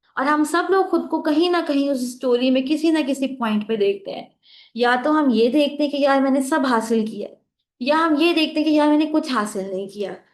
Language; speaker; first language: Urdu; native; Urdu